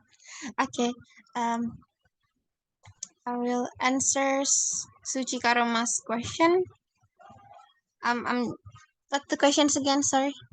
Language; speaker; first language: English; non-native, learner; Indonesian